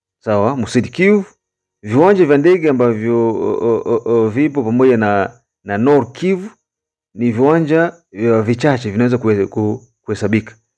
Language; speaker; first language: Swahili; native; Swahili